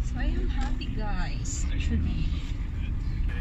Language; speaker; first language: English; non-native, local second language; Filipino